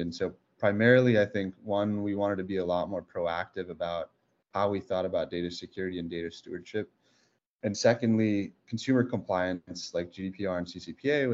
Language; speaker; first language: English; native; English